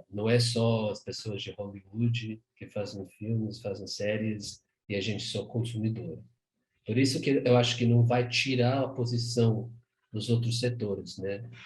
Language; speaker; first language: Portuguese; non-native, fluent; English